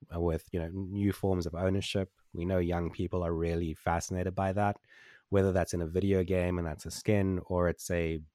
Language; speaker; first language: English; native; English